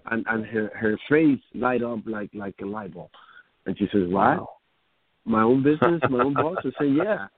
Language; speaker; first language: English; non-native, fluent; Spanish